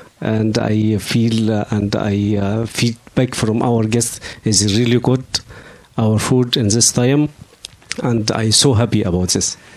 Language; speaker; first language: English; non-native, learner; Arabic